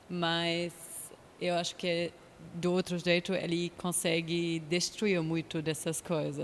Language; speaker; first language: Portuguese; non-native, fluent; German